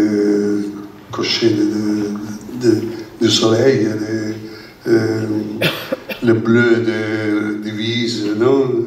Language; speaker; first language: French; non-native, learner; Italian